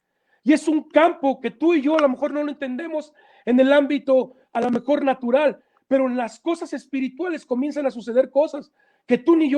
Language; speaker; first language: Spanish; native; Spanish